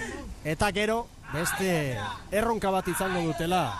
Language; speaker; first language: Basque; native; Basque